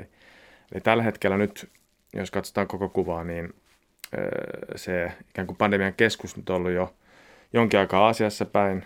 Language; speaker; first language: Finnish; native; Finnish